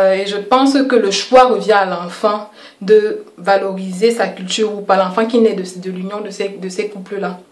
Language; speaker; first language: French; native; French